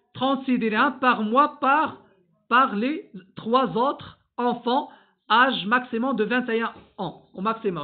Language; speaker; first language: French; non-native, local second language; Arabic